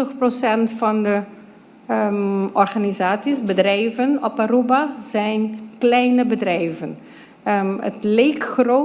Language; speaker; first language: Dutch; non-native, local second language; Papiamento